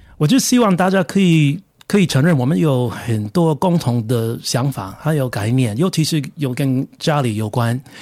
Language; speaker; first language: Chinese; non-native, fluent; English